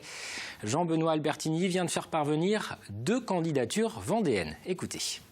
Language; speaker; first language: French; native; French